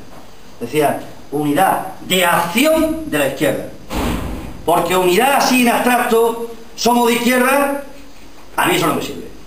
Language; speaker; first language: Spanish; native; Spanish